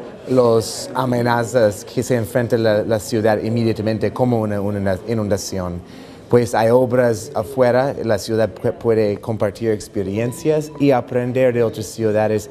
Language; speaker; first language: Spanish; non-native, fluent; English